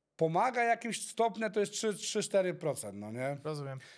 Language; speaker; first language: Polish; early bilingual, heritage; Polish